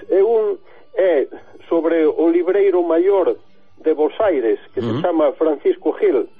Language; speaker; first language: Galician; native; Galician